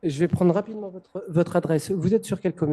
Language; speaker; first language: French; native; French